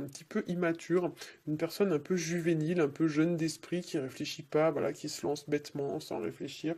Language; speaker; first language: French; native; French